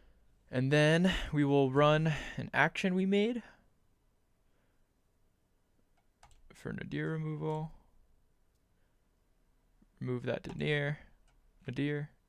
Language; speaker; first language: English; native; English